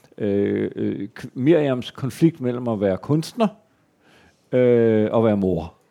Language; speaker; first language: Danish; native; Danish